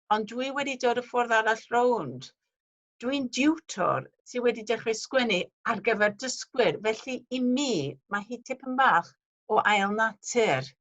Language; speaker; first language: Welsh; non-native, fluent; English